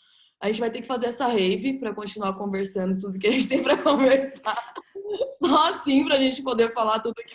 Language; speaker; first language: Portuguese; native; Portuguese